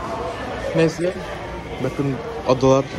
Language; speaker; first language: Turkish; native; Turkish